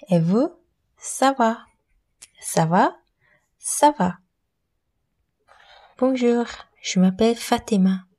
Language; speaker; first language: French; non-native, learner; Korean